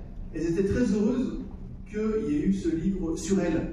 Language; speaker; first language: French; native; French